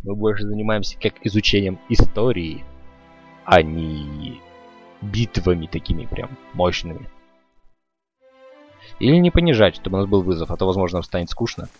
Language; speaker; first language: Russian; native; Russian